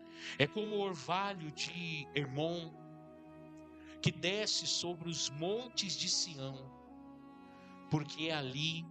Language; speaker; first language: Portuguese; native; Portuguese